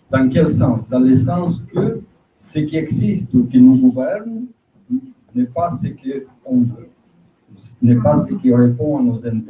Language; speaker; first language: French; native; French